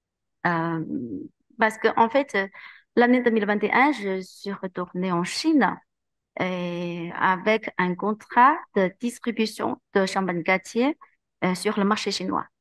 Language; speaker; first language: French; non-native, learner; Chinese